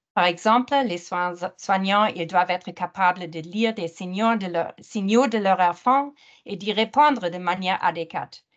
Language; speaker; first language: French; non-native, fluent; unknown